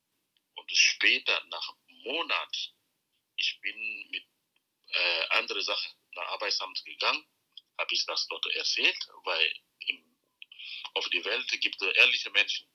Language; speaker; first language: German; non-native, fluent; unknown